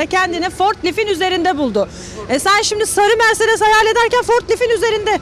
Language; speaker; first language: Turkish; native; Turkish